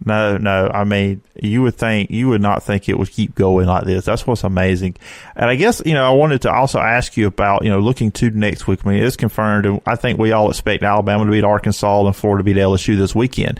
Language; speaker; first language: English; native; English